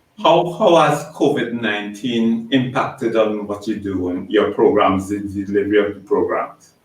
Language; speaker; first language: English; native; English